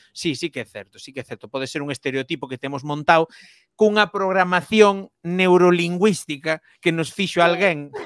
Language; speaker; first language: Galician; native; Galician